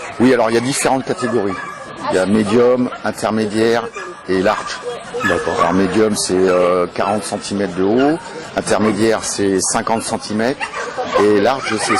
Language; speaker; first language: French; native; French